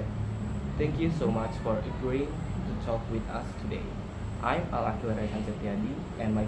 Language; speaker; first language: English; non-native, learner; Indonesian